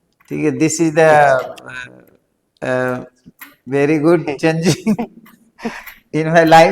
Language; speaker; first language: English; non-native, learner; Hindi